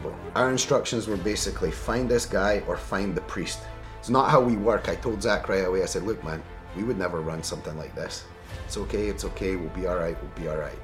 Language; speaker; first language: English; native; English